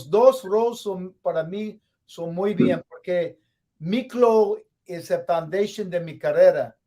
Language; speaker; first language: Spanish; non-native, learner; English